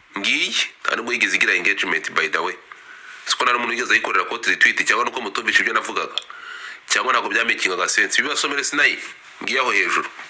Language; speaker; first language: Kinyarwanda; native; Kinyarwanda